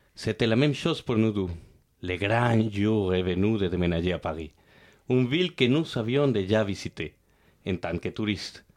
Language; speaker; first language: French; non-native, fluent; Spanish